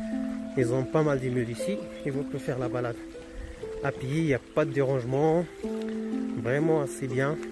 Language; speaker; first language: French; non-native, local second language; Arabic